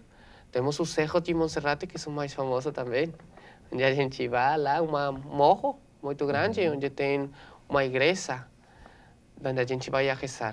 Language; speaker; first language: Portuguese; non-native, learner; Spanish